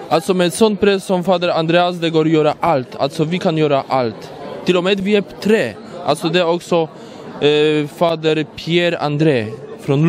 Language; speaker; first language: Swedish; non-native, fluent; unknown